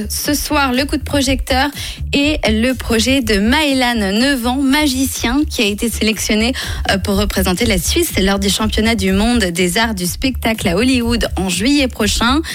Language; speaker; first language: French; native; French